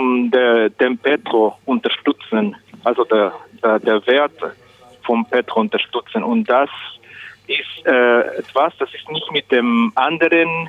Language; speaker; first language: German; non-native, learner; Spanish